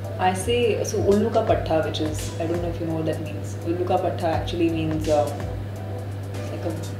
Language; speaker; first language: English; non-native, local second language; Sindhi